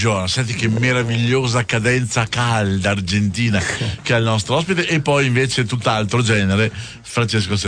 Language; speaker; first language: Italian; native; Italian